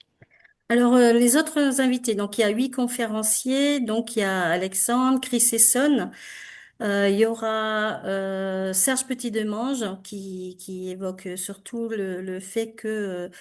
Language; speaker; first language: French; native; French